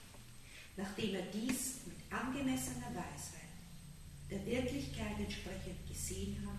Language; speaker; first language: German; native; German